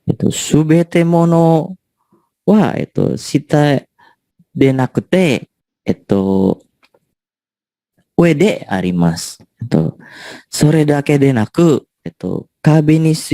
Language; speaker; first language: Japanese; non-native, learner; Indonesian